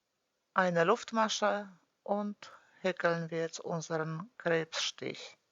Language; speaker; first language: German; non-native, fluent; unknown